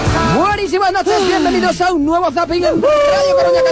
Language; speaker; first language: Spanish; native; Spanish